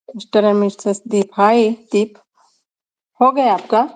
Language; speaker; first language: Hindi; non-native, local second language; Kannada